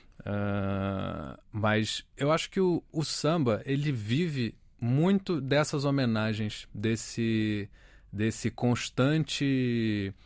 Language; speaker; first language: Portuguese; native; Portuguese